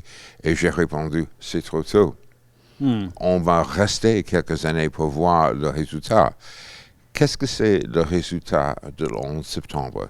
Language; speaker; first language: French; non-native, fluent; English